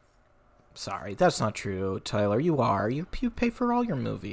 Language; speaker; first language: English; native; English